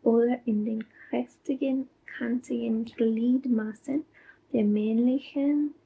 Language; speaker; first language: German; non-native, learner; English